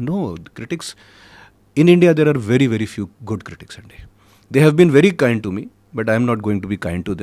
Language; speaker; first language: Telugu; non-native, fluent; Hindi